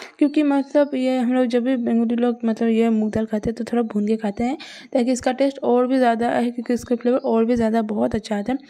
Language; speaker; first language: Hindi; non-native, local second language; Bangla